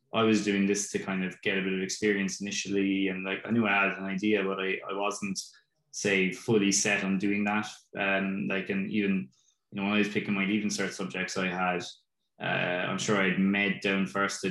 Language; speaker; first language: English; native; English